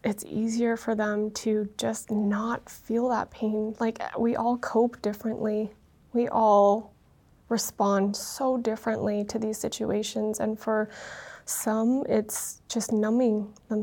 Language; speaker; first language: English; early bilingual, other home language; Vietnamese